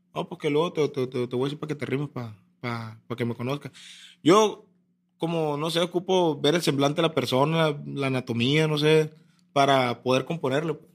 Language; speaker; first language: Spanish; native; Spanish